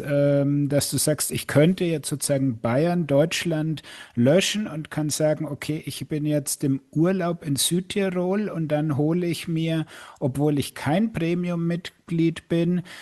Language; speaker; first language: German; native; German